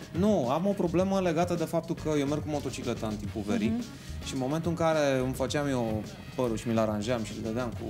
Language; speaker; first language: Romanian; native; Romanian